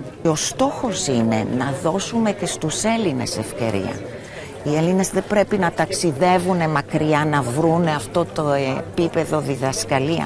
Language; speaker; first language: Greek; non-native, fluent; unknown